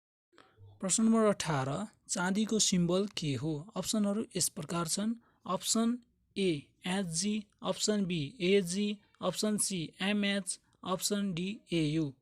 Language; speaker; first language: Nepali; native; Nepali